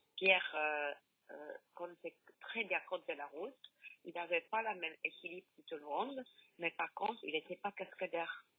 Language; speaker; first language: French; non-native, fluent; Polish